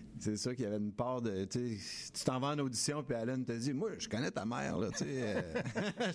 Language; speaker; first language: French; native; French